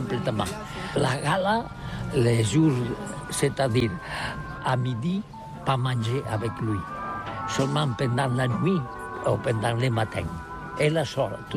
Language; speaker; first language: French; non-native, learner; Catalan